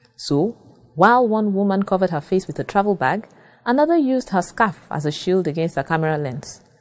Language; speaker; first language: English; non-native, local second language; Yoruba